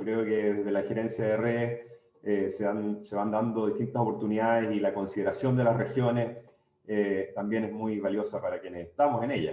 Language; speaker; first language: Spanish; native; Spanish